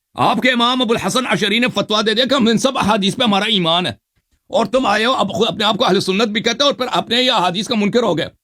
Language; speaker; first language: Urdu; non-native, fluent; Persian